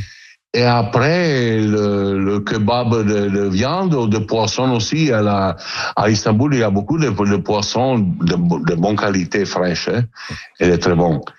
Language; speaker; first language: French; non-native, learner; Italian